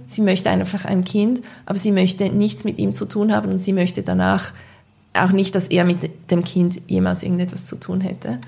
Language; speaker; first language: German; native; German